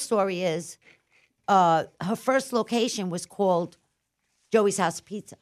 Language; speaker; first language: English; early bilingual, other home language; Italian